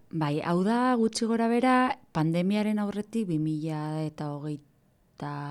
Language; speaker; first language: Basque; native; Basque